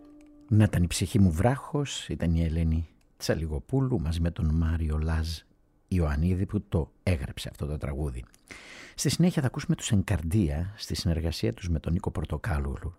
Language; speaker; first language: Greek; native; Greek